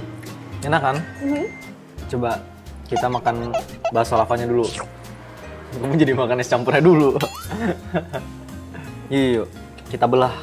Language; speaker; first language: Indonesian; native; Indonesian